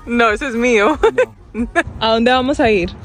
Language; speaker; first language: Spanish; non-native, local second language; English